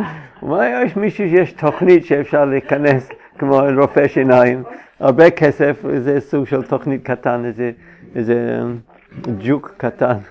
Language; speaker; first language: Hebrew; non-native, fluent; English